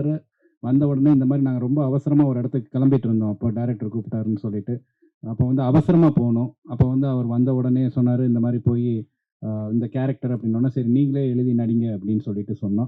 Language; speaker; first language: Tamil; native; Tamil